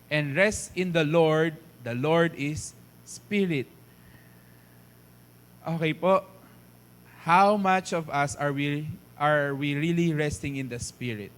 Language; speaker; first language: English; non-native, fluent; Filipino